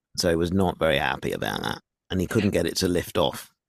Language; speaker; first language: English; native; English